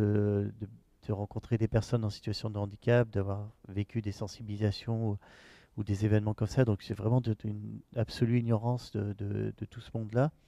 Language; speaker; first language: French; native; French